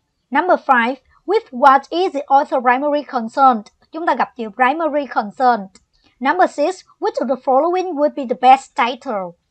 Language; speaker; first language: English; non-native, fluent; Vietnamese